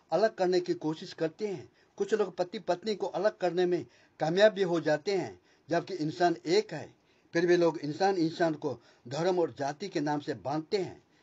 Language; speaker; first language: Hindi; non-native, local second language; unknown